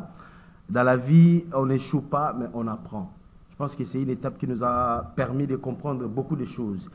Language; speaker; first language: French; non-native, local second language; Lingala